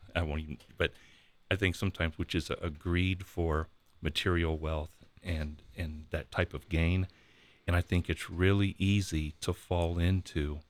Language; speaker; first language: English; native; English